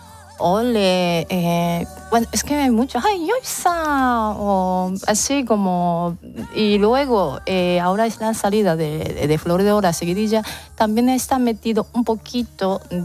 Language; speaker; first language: Spanish; non-native, fluent; Japanese